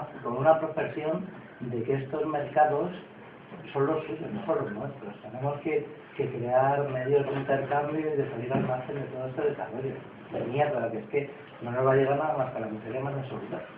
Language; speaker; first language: Spanish; native; Spanish